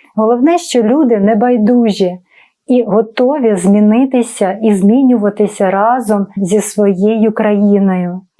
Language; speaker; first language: Ukrainian; non-native, fluent; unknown